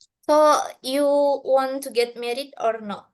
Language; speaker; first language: English; non-native, learner; Indonesian